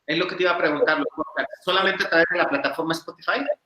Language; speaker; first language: Spanish; native; Spanish